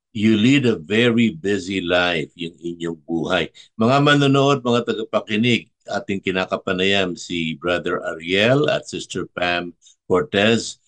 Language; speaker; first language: Filipino; native; Filipino